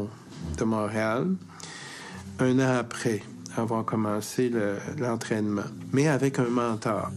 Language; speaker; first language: French; native; French